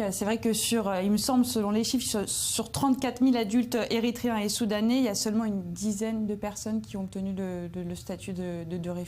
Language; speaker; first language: French; native; French